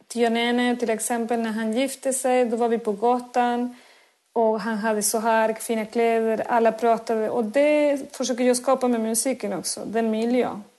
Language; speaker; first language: Swedish; non-native, fluent; Spanish